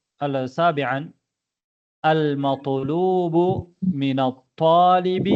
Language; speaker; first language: Arabic; non-native, fluent; Tamil